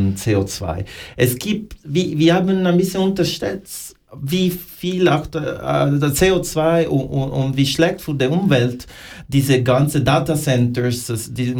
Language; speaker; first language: German; non-native, learner; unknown